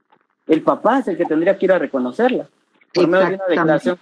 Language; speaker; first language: Spanish; native; Spanish